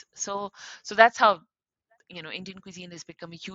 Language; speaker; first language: English; non-native, local second language; Punjabi